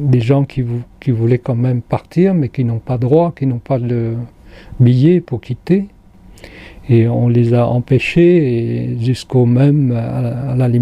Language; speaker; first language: French; non-native, fluent; Khmer